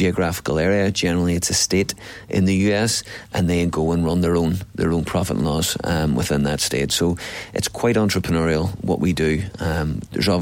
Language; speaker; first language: English; native; English